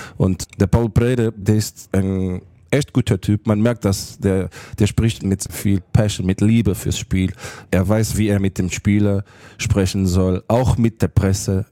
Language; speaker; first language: German; non-native, fluent; Portuguese